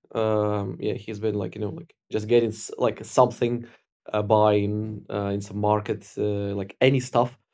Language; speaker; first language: English; non-native, fluent; Ukrainian